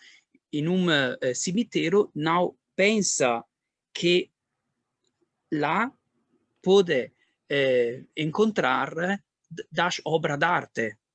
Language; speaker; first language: Portuguese; non-native, learner; Italian